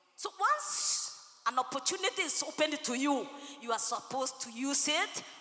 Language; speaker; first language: English; non-native, local second language; Swahili